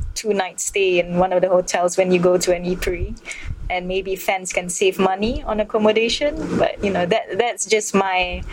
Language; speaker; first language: English; non-native, local second language; Malay